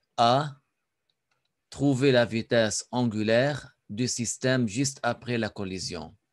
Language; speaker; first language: French; non-native, local second language; Arabic